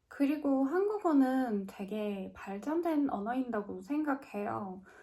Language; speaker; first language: Korean; non-native, fluent; Turkish